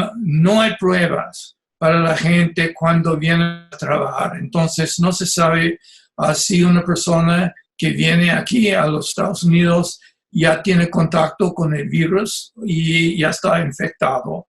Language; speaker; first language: Spanish; non-native, fluent; English